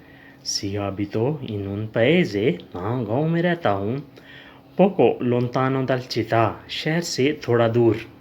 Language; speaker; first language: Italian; non-native, learner; Urdu